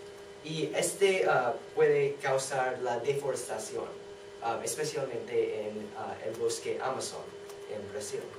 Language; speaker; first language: Spanish; non-native, learner; English